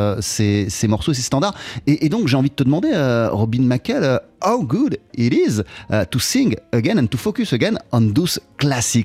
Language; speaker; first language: French; native; French